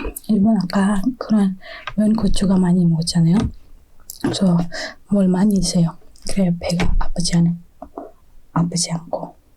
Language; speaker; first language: Korean; non-native, fluent; Indonesian